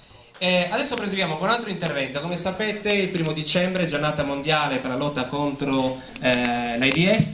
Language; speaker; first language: Italian; native; Italian